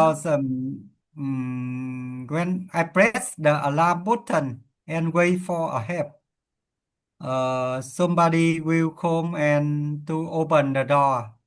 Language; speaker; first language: English; non-native, learner; Vietnamese